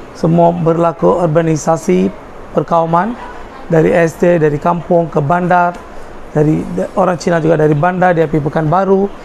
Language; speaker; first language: Malay; non-native, local second language; Tamil